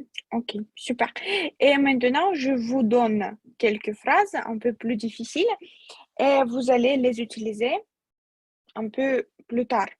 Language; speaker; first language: French; non-native, fluent; Russian